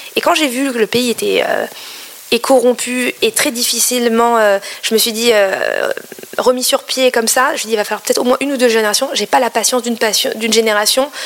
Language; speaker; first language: French; native; French